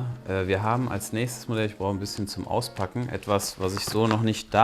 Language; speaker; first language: German; native; German